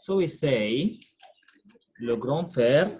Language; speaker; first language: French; non-native, fluent; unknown